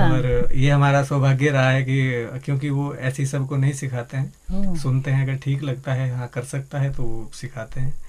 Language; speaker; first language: Hindi; native; Hindi